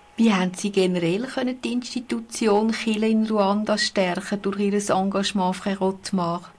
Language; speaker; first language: German; native; German